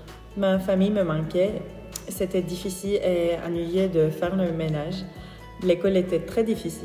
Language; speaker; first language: French; non-native, fluent; Turkish